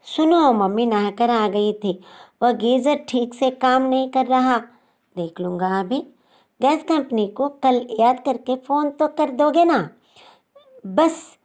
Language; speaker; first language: Hindi; non-native, local second language; Telugu